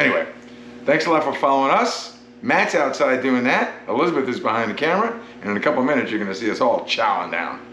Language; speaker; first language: English; native; English